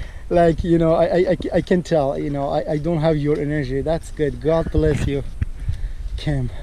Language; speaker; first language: English; non-native, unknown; Persian